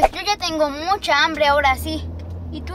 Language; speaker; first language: Spanish; native; Spanish